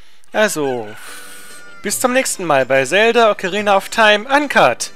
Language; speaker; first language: German; native; German